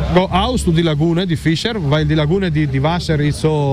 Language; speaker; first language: German; non-native, learner; Italian